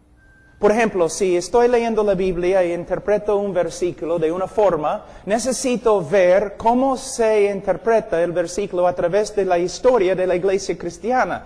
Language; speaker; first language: Spanish; non-native, fluent; English